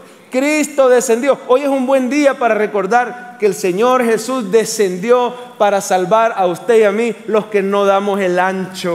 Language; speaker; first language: Spanish; native; Spanish